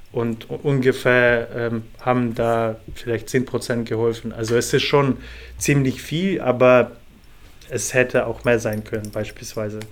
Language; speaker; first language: German; non-native, fluent; Ukrainian